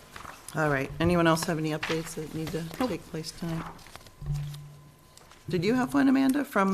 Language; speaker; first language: English; native; English